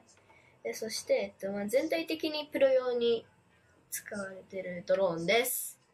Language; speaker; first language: Japanese; early bilingual, heritage; Japanese